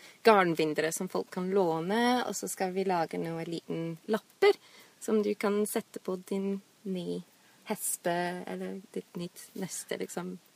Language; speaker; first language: Norwegian; non-native, fluent; English